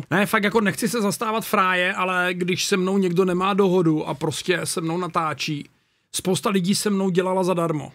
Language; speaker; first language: Czech; native; Czech